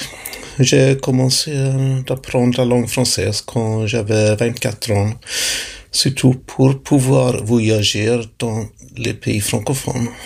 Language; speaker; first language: French; non-native, fluent; Swedish